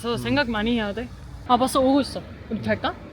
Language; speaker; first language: Korean; non-native, fluent; German